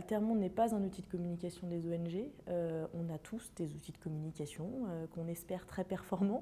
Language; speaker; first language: French; native; French